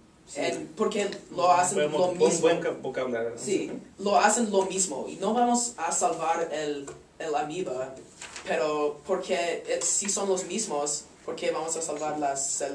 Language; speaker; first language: Spanish; non-native, learner; English